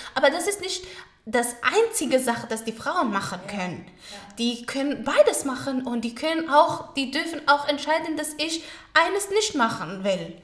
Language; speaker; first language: German; non-native, learner; Pashto